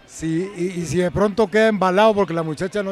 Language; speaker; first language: Spanish; native; Spanish